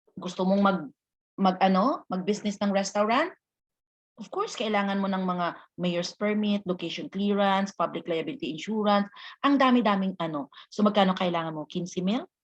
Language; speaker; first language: Filipino; non-native, local second language; Hiligaynon